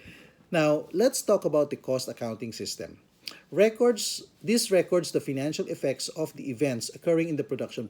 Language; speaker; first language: English; non-native, local second language; Filipino